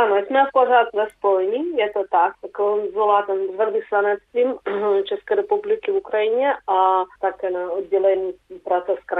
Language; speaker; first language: Czech; early bilingual, heritage; Czech